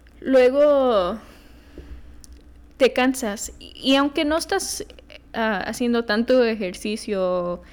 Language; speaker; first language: Spanish; early bilingual, heritage; Spanish